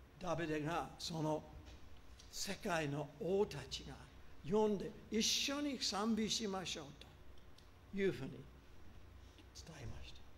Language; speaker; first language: Japanese; non-native, fluent; English